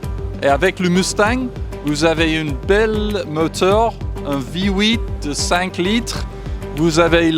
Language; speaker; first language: French; non-native, fluent; English